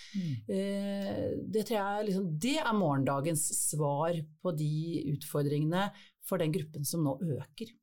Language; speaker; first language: Norwegian; native; Norwegian